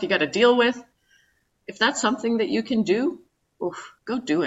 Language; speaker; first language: English; native; English